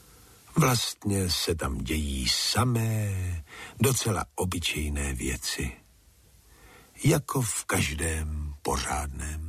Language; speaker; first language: Czech; native; Czech